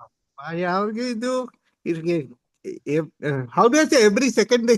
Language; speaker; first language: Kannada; non-native, learner; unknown